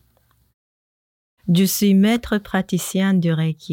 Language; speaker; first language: French; non-native, fluent; Japanese